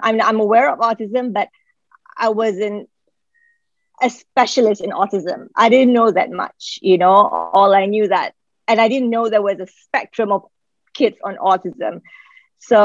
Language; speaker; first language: English; non-native, local second language; Malay